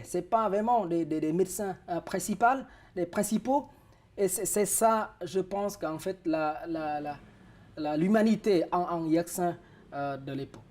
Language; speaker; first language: French; non-native, fluent; Vietnamese